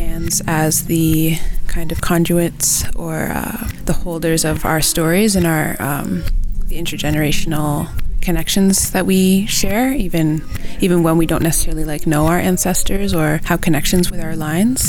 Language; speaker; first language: English; native; English